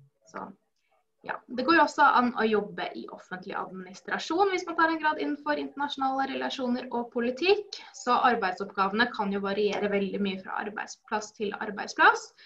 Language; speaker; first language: Norwegian; native; Norwegian